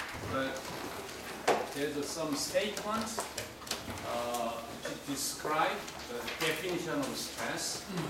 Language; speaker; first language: English; non-native, fluent; Korean